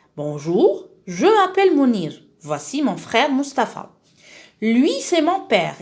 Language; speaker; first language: French; non-native, local second language; Arabic